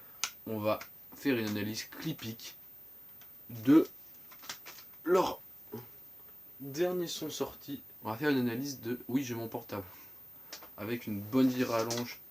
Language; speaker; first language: French; native; French